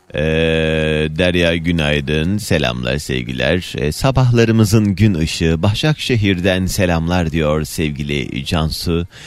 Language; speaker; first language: Turkish; native; Turkish